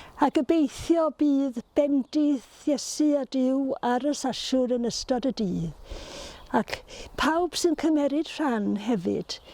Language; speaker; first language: Welsh; native; Welsh